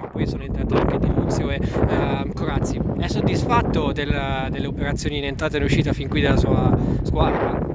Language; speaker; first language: Italian; native; Italian